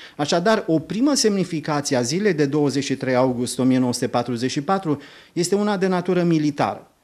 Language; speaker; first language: Romanian; native; Romanian